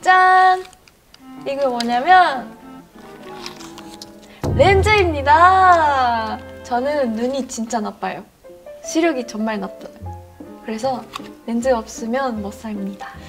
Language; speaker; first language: Korean; non-native, fluent; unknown